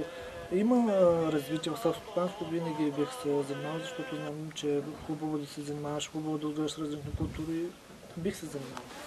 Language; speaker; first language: Bulgarian; native; Bulgarian